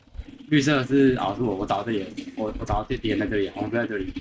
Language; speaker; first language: Chinese; native; Chinese